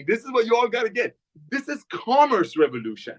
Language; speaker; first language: English; native; English